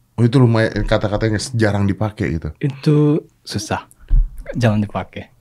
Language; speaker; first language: Indonesian; non-native, fluent; Japanese